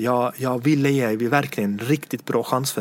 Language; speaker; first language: Swedish; non-native, fluent; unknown